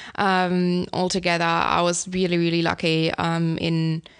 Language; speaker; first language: English; non-native, fluent; German